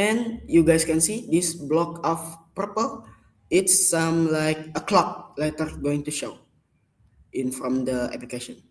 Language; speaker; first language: English; non-native, learner; Indonesian